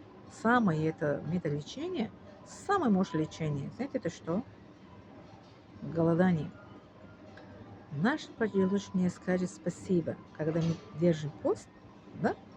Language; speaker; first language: Russian; non-native, fluent; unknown